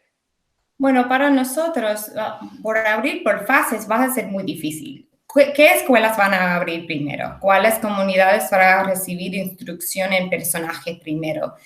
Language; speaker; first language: Spanish; early bilingual, heritage; English